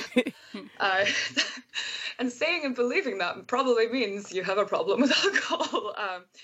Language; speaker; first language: English; native; English